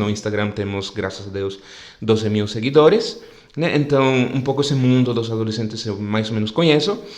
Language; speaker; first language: Portuguese; non-native, fluent; Spanish